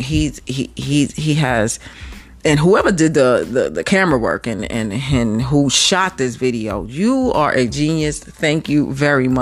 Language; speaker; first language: English; native; English